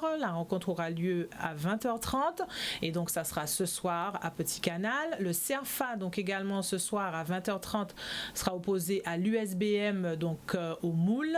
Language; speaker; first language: French; native; French